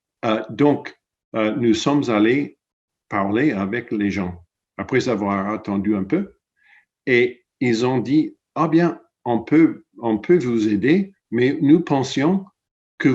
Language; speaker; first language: French; non-native, fluent; English